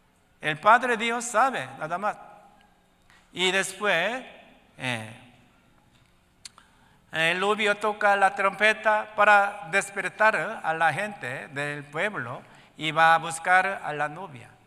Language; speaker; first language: Spanish; non-native, learner; Korean